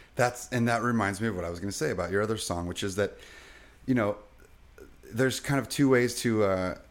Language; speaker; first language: English; native; English